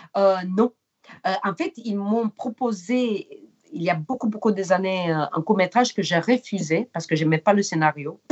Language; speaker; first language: French; non-native, fluent; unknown